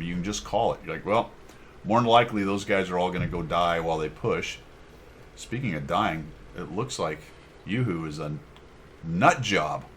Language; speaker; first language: English; native; English